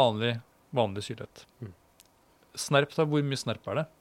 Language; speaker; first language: Norwegian; native; Norwegian